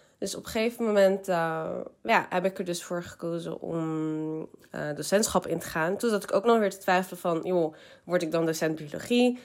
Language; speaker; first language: Dutch; early bilingual, other home language; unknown